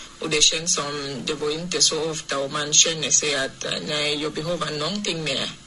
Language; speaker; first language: Swedish; non-native, fluent; English